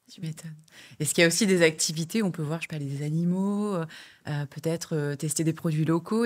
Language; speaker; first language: French; native; French